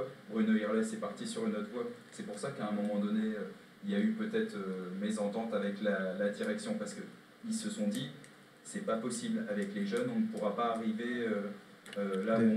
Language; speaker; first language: French; native; French